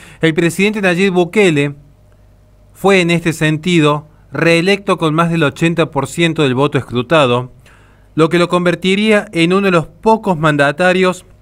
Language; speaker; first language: Spanish; native; Spanish